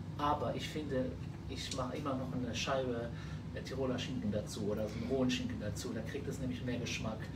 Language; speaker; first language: German; non-native, local second language; Luxembourgish